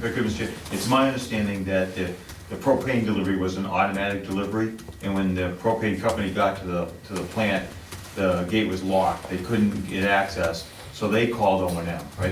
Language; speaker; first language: English; native; English